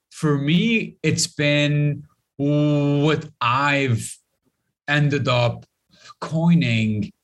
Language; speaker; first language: English; non-native, fluent; Arabic